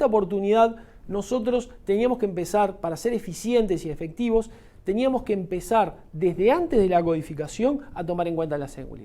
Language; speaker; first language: Spanish; native; Spanish